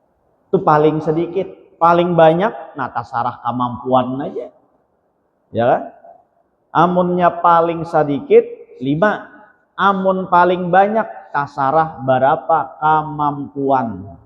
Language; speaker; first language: Indonesian; non-native, local second language; Banjar